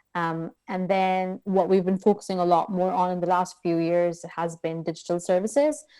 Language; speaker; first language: English; non-native, local second language; Urdu